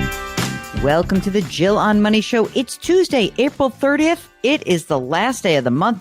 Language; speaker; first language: English; native; English